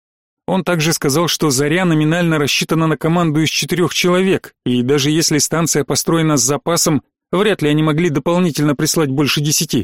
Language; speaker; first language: Russian; native; Russian